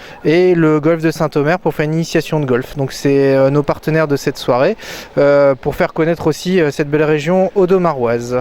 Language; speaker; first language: French; native; French